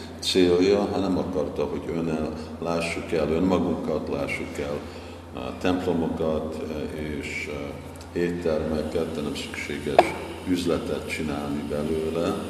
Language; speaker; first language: Hungarian; non-native, fluent; English